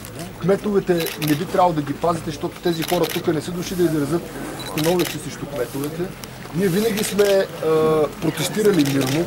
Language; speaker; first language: Bulgarian; native; Bulgarian